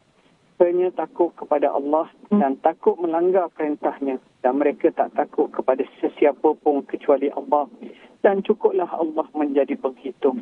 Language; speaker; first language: Malay; native; Malay